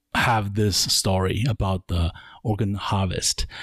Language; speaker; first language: English; non-native, learner; Chinese